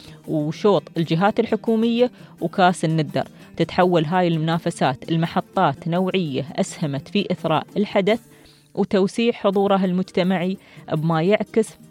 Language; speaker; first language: Arabic; native; Arabic